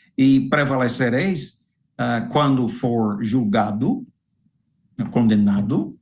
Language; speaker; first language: Portuguese; non-native, fluent; English